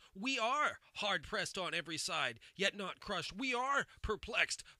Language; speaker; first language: English; native; English